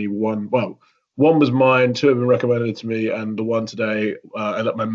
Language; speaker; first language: English; native; English